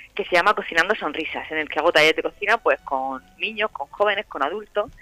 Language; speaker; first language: Spanish; native; Spanish